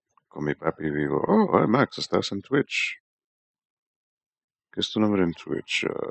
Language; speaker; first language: Spanish; non-native, learner; English